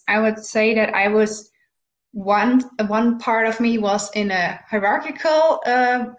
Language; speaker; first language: English; non-native, fluent; German